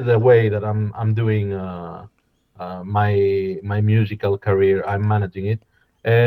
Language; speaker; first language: English; non-native, fluent; Greek